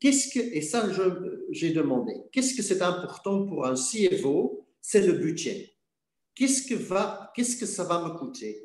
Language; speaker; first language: French; non-native, fluent; Dutch